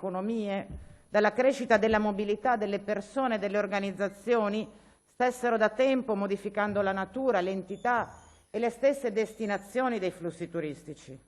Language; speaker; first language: Italian; native; Italian